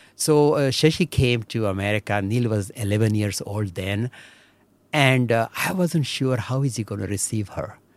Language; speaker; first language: English; non-native, local second language; Marathi